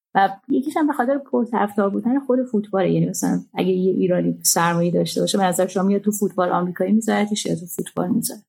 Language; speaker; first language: Persian; native; Persian